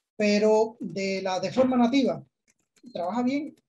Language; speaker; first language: Spanish; native; Spanish